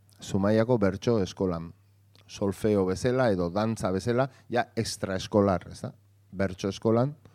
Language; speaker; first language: Basque; non-native, local second language; Spanish